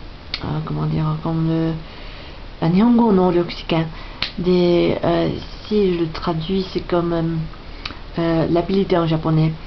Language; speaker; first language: French; non-native, fluent; English